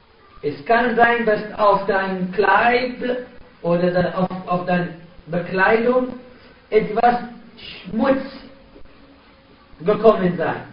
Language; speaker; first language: German; non-native, fluent; Arabic